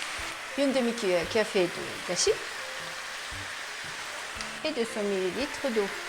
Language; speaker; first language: French; non-native, fluent; Japanese